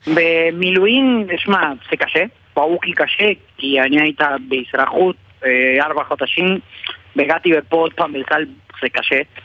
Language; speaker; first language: Hebrew; non-native, learner; Spanish